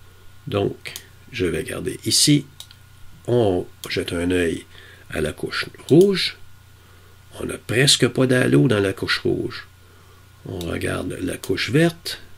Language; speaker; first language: French; native; French